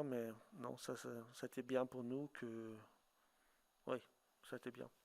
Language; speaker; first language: French; non-native, fluent; Swedish